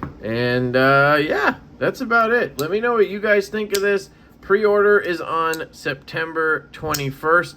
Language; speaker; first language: English; native; English